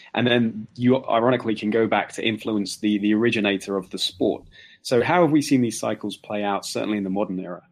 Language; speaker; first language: English; native; English